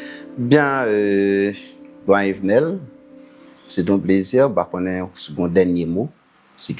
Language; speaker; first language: Haitian Creole; native; Haitian Creole